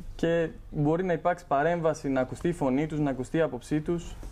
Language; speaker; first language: Greek; native; Greek